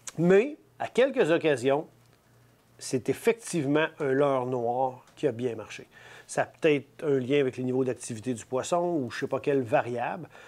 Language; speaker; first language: French; native; French